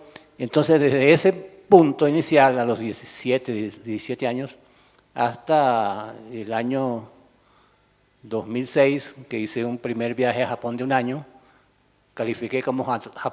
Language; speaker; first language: Spanish; native; Spanish